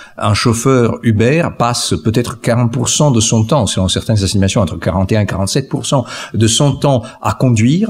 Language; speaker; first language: French; non-native, fluent; Italian